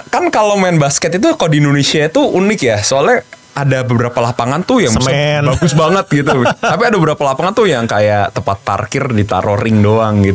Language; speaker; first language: Indonesian; native; Indonesian